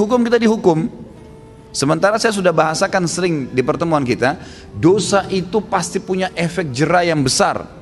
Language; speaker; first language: Indonesian; native; Indonesian